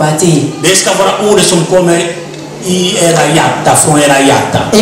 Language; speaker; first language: Swedish; non-native, learner; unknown